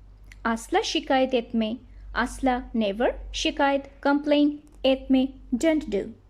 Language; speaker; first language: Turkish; non-native, learner; Bangla